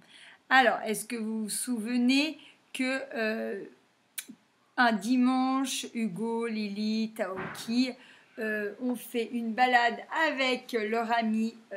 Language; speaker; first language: French; native; French